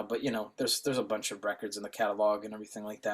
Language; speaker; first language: English; native; English